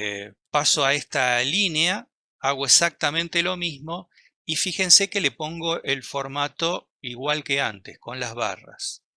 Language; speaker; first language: Spanish; native; Spanish